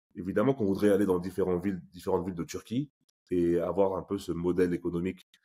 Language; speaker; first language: French; native; French